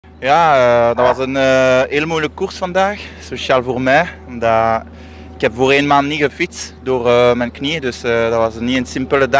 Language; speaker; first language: Dutch; non-native, local second language; French